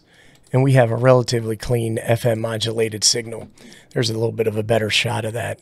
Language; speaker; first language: English; native; English